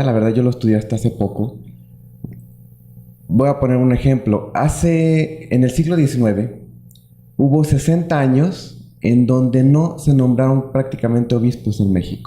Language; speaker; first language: Spanish; native; Spanish